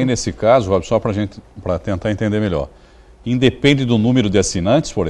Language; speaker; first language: Portuguese; native; Portuguese